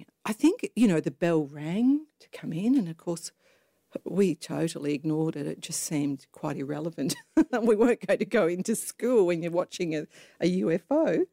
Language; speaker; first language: English; native; English